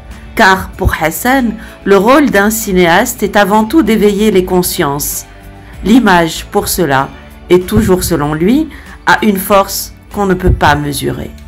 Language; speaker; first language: French; non-native, local second language; Arabic